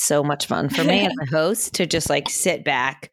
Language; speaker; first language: English; native; English